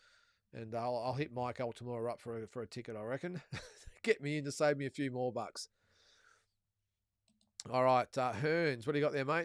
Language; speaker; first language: English; native; English